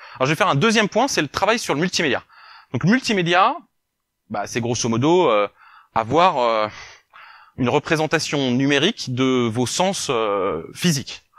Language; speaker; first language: French; native; French